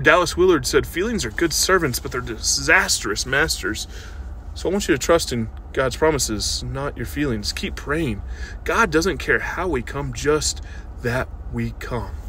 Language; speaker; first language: English; native; English